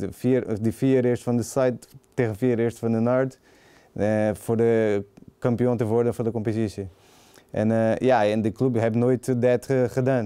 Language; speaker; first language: Dutch; non-native, learner; Portuguese